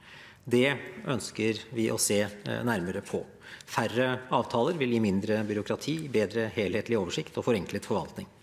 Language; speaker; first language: Norwegian; native; Norwegian